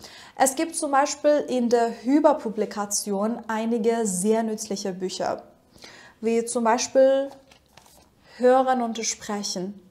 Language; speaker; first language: German; non-native, fluent; Persian